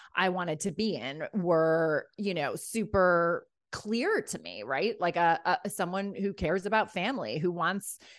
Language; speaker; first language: English; native; English